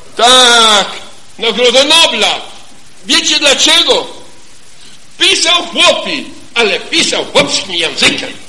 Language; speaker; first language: Polish; non-native, fluent; German